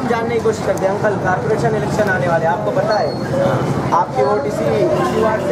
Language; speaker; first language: Hindi; native; Hindi